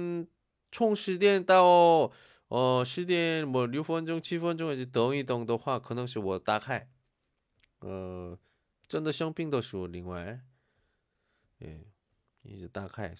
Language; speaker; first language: Chinese; non-native, learner; Korean